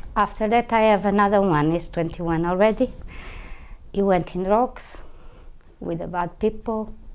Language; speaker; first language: English; non-native, learner; Portuguese